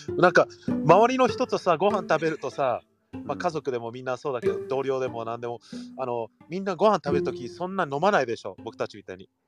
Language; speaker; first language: Japanese; early bilingual, heritage; Japanese